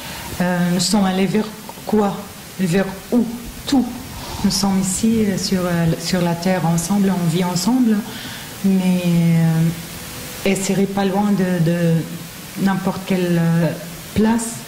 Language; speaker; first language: French; non-native, learner; Arabic